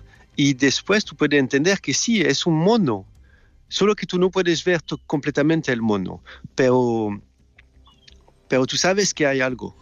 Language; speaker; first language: Spanish; non-native, fluent; French